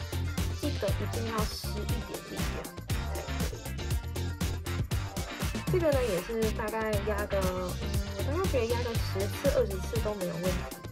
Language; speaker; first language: Chinese; native; Chinese